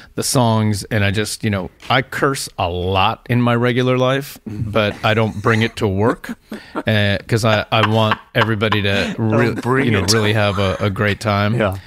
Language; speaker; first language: English; native; English